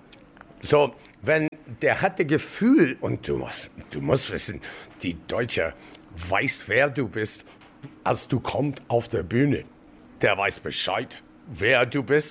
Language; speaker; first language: German; non-native, fluent; English